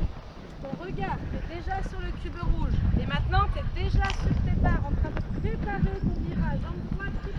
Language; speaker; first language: French; native; French